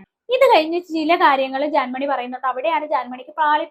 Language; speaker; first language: Malayalam; native; Malayalam